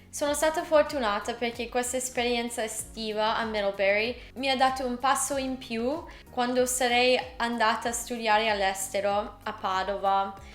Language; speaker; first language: Italian; non-native, fluent; English